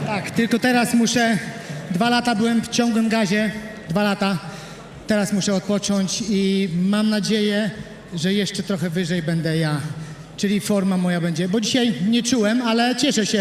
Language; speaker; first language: Polish; native; Polish